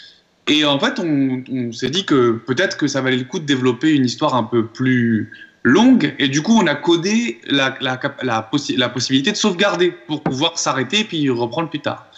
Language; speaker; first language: French; native; French